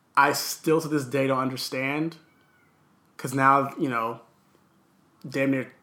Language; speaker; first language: English; native; English